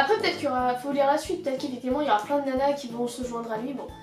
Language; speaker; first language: French; native; French